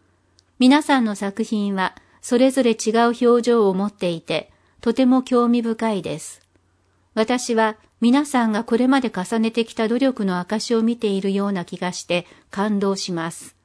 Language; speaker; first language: Japanese; non-native, fluent; English